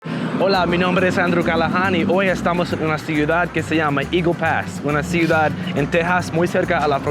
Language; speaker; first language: Spanish; non-native, learner; English